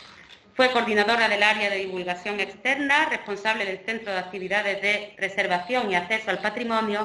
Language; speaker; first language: Spanish; native; Spanish